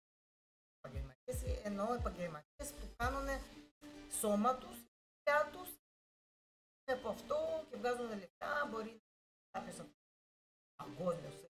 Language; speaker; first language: Greek; non-native, learner; Russian